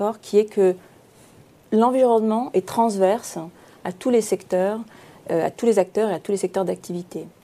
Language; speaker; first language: French; native; French